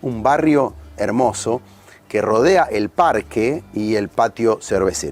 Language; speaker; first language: Spanish; native; Spanish